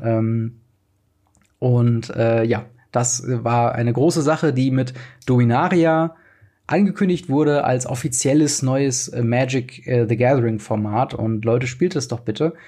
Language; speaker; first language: German; native; German